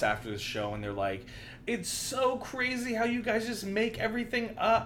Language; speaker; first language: English; native; English